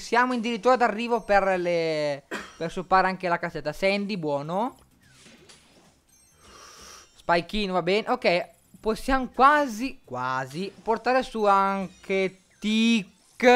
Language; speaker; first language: Italian; native; Italian